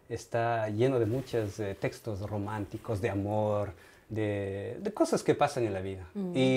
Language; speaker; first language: Spanish; native; Spanish